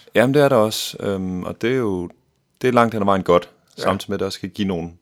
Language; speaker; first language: Danish; native; Danish